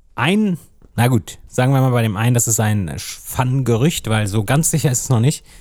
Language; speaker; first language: German; native; German